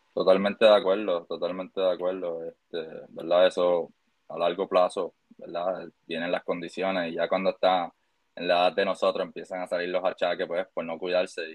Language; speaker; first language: Spanish; native; Spanish